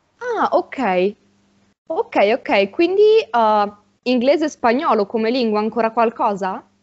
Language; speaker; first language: Italian; native; Italian